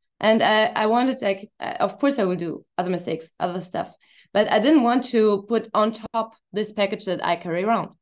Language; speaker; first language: English; non-native, fluent; German